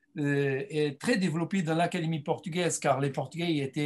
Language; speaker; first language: French; non-native, fluent; Portuguese